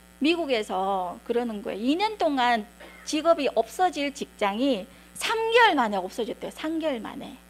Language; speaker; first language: Korean; native; Korean